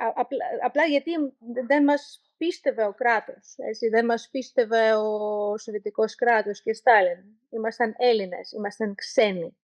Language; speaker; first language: Greek; non-native, learner; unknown